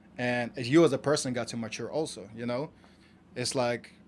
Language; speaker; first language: English; non-native, fluent; Kazakh